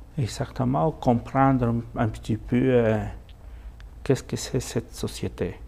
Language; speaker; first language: French; non-native, fluent; Spanish